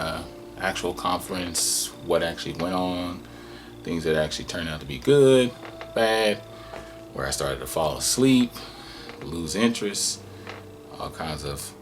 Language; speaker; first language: English; native; English